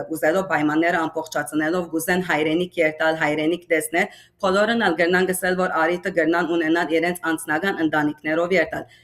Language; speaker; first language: Armenian; early bilingual, heritage; Armenian